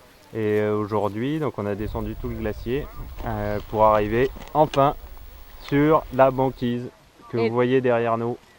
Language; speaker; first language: French; native; French